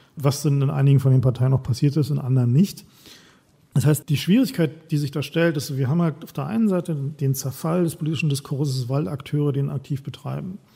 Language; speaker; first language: German; native; German